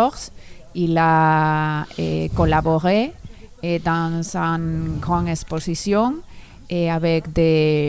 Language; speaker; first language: French; non-native, learner; Spanish